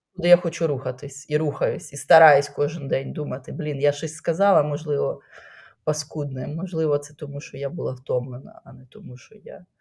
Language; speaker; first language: Ukrainian; native; Ukrainian